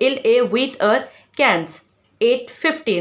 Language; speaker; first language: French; non-native, fluent; Hindi